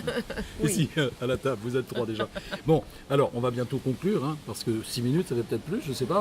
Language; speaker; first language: French; native; French